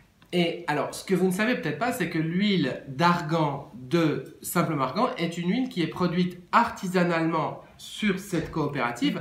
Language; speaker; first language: French; native; French